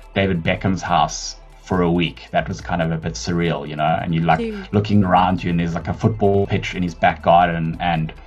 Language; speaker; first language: English; native; English